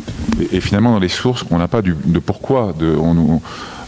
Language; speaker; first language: French; native; French